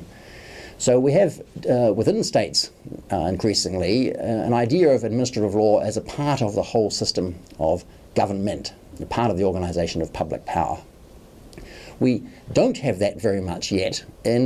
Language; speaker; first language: English; native; English